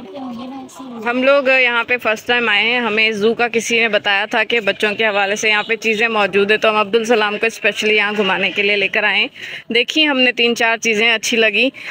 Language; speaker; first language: Urdu; native; Urdu